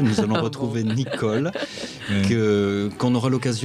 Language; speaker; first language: French; native; French